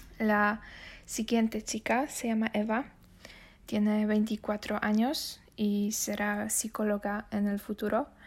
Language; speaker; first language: Spanish; non-native, learner; Polish